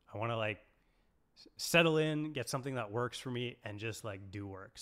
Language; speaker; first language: English; native; English